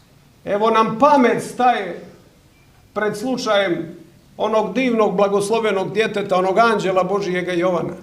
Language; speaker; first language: Croatian; native; Croatian